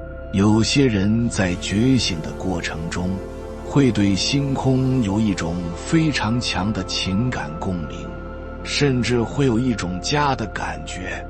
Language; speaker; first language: Chinese; native; Chinese